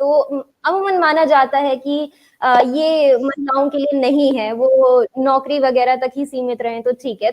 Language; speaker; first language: Hindi; native; Hindi